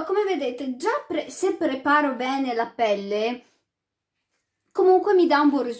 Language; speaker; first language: Italian; early bilingual, other home language; Arabic